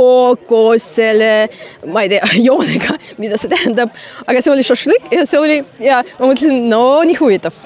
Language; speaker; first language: Estonian; non-native, fluent; Russian